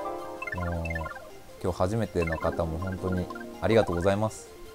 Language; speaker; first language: Japanese; native; Japanese